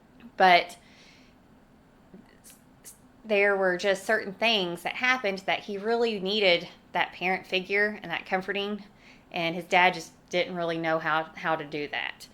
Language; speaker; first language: English; native; English